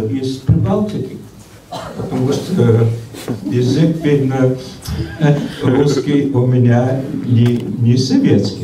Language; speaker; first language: Russian; early bilingual, heritage; Russian